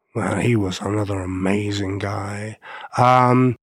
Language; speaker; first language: English; native; English